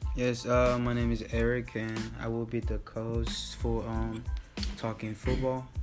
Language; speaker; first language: English; early bilingual, other home language; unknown